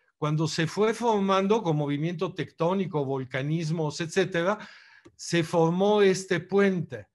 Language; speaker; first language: Spanish; non-native, fluent; Italian